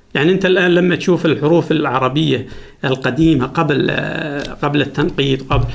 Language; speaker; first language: Arabic; non-native, local second language; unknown